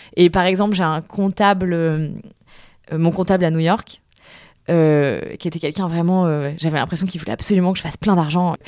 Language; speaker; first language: French; native; French